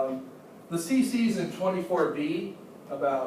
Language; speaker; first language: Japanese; non-native, fluent; English